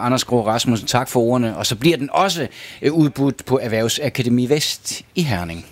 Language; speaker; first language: Danish; native; Danish